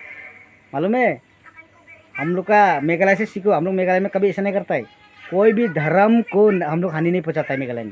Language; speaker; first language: Hindi; non-native, local second language; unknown